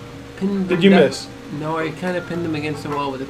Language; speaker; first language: English; native; English